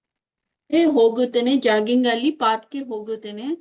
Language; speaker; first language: Kannada; non-native, learner; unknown